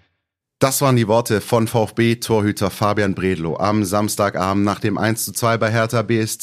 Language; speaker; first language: German; native; German